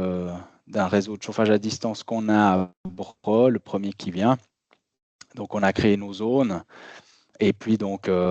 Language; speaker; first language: French; native; French